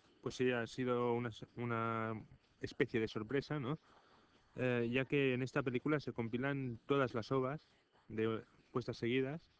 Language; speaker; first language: Spanish; native; Spanish